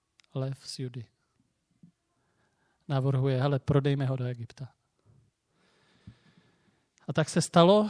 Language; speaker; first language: Czech; native; Czech